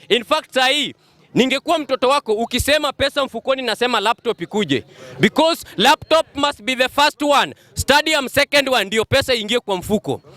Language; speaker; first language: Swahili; non-native, local second language; Luo (Kenya and Tanzania)